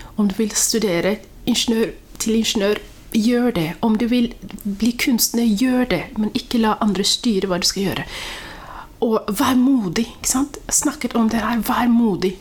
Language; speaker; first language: Norwegian; early bilingual, other home language; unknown